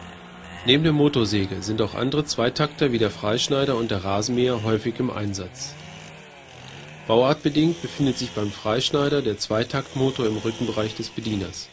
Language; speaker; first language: German; native; German